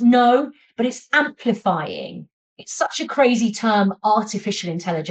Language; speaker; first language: English; native; English